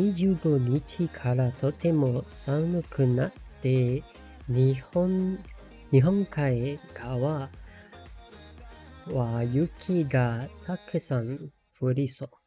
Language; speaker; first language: Japanese; non-native, learner; English